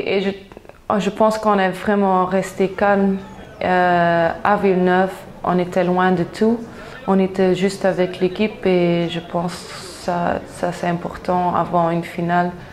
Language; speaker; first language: French; non-native, local second language; Dutch